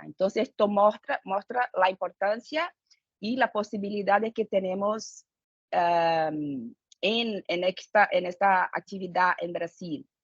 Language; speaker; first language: Spanish; non-native, fluent; Portuguese